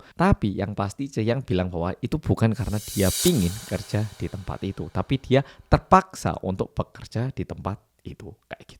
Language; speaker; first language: Indonesian; early bilingual, other home language; Korean